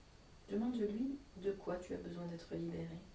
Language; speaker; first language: French; native; French